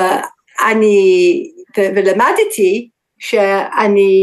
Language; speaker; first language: Hebrew; non-native, learner; English